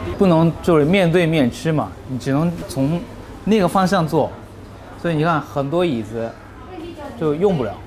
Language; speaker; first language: Chinese; non-native, fluent; Japanese